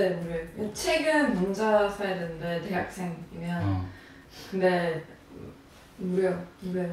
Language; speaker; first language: Korean; non-native, fluent; Swedish